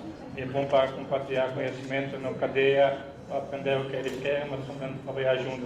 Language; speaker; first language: Portuguese; non-native, fluent; Dutch